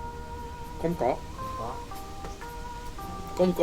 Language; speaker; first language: Vietnamese; non-native, learner; Portuguese